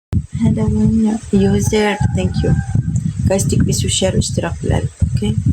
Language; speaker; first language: Arabic; native; Arabic